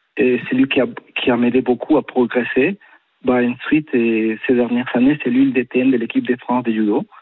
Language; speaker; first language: French; non-native, fluent; Spanish